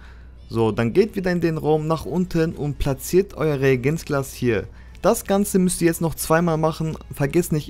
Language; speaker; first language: German; native; German